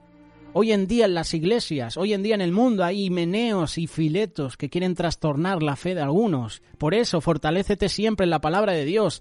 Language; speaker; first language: Spanish; native; Spanish